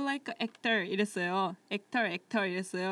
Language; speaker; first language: Korean; native; Korean